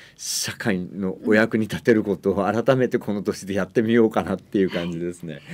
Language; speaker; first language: Japanese; native; Japanese